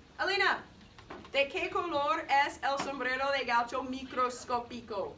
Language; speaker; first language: Spanish; non-native, fluent; English